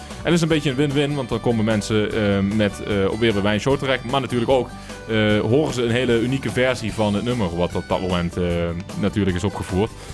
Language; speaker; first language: Dutch; native; Dutch